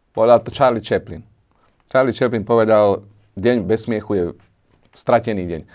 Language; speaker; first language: Slovak; native; Slovak